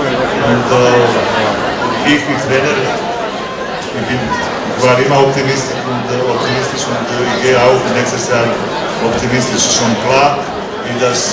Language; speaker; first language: German; non-native, learner; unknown